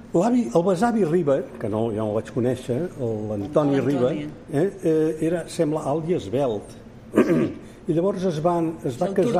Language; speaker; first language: Catalan; native; Catalan